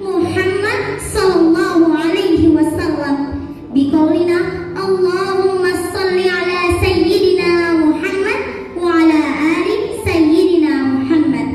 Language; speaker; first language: Arabic; non-native, learner; Indonesian